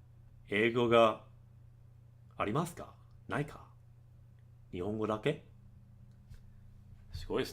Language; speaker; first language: Japanese; non-native, learner; English